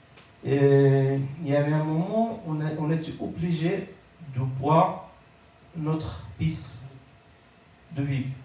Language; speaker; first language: French; non-native, learner; Arabic